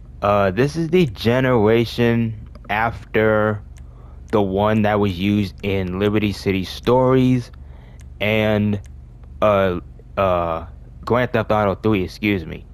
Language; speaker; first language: English; native; English